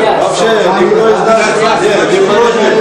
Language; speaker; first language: Russian; non-native, learner; Turkish